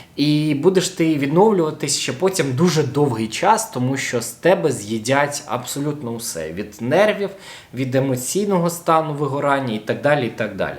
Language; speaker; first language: Ukrainian; native; Ukrainian